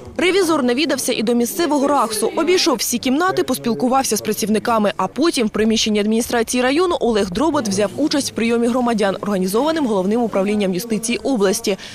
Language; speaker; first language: Ukrainian; native; Ukrainian